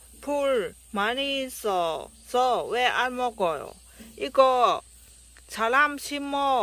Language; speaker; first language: Korean; non-native, learner; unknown